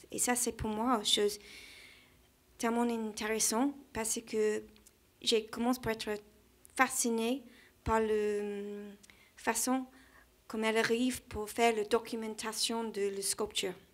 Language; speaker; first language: French; non-native, learner; English